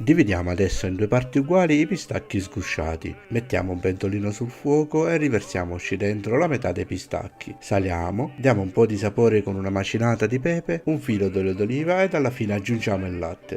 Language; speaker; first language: Italian; native; Italian